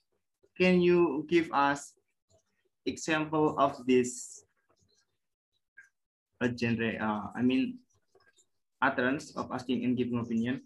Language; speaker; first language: English; non-native, learner; Indonesian